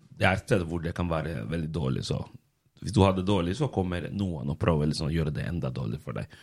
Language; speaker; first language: Norwegian; non-native, fluent; Spanish